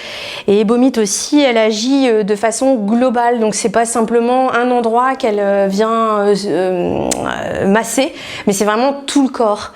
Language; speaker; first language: French; native; French